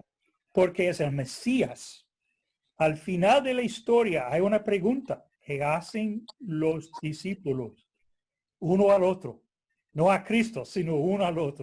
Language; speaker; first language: Spanish; non-native, fluent; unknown